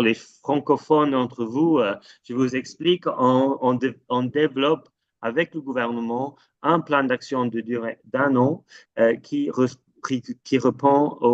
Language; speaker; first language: French; non-native, fluent; English